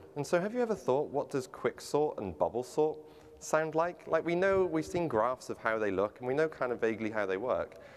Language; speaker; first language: English; native; English